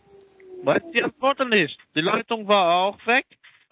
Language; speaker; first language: German; non-native, learner; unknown